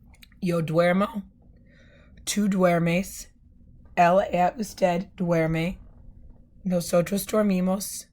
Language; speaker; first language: Spanish; non-native, fluent; English